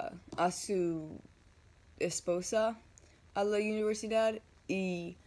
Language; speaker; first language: Spanish; non-native, learner; English